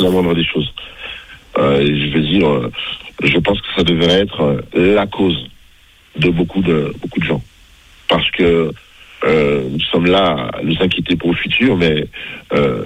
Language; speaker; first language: French; native; French